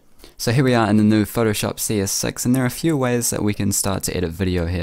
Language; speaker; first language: English; native; English